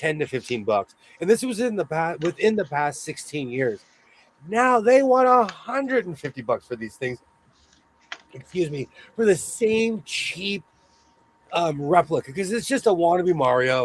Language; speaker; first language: English; native; English